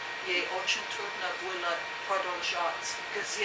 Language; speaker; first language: Russian; non-native, learner; English